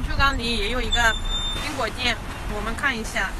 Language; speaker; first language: Chinese; non-native, learner; Russian